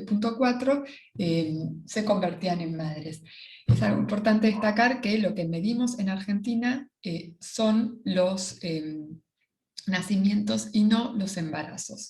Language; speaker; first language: Spanish; native; Spanish